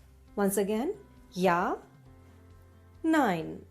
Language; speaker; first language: German; non-native, fluent; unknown